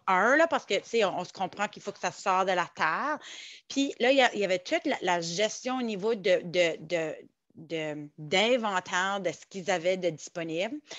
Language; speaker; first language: French; native; French